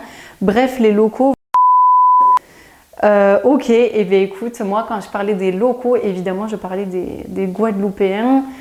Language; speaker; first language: French; native; French